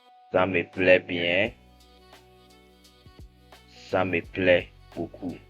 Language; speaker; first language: French; non-native, fluent; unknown